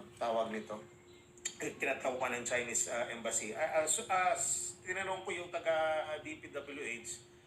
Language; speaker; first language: Filipino; non-native, local second language; Cebuano